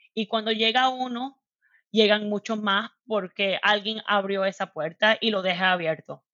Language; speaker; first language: Spanish; early bilingual, heritage; Spanish